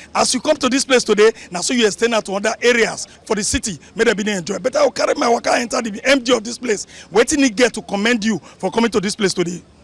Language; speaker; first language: Nigerian Pidgin; native; Nigerian Pidgin